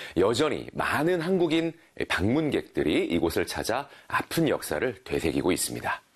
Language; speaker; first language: Korean; native; Korean